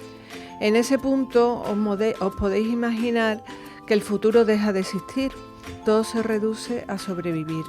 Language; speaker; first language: Spanish; native; Spanish